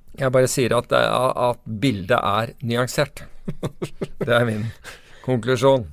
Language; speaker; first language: Norwegian; non-native, fluent; English